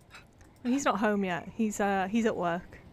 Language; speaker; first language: English; native; English